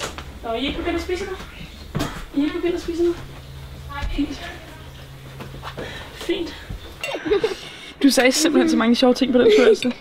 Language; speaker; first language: Danish; native; Danish